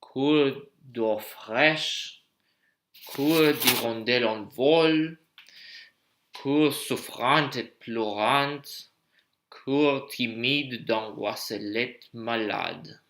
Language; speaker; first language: French; non-native, learner; English